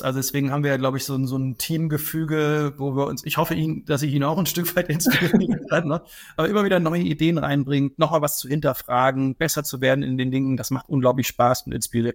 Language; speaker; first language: German; native; German